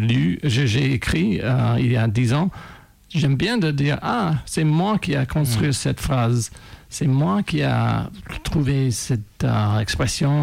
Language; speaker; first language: French; non-native, fluent; English